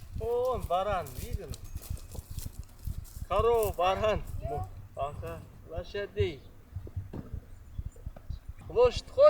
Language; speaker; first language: Russian; non-native, local second language; Kazakh